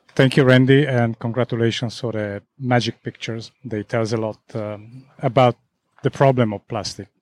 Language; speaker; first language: English; non-native, fluent; Italian